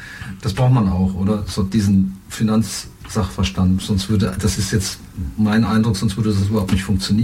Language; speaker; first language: German; native; German